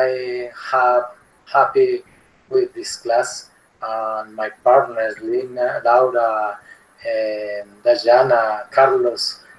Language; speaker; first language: English; non-native, learner; Spanish